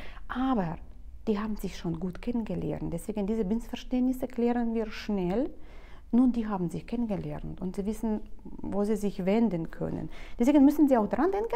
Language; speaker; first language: German; non-native, fluent; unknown